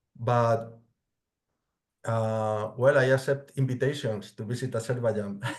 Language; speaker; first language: English; non-native, fluent; Spanish